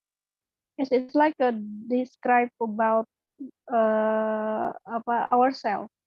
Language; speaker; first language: English; non-native, learner; Indonesian